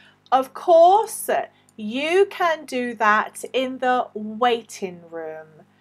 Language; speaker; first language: English; native; English